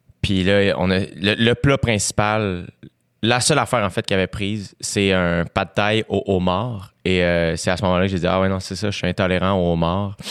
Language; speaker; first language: French; native; French